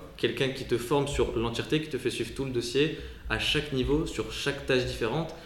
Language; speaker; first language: French; native; French